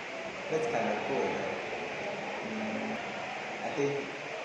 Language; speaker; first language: English; non-native, learner; Indonesian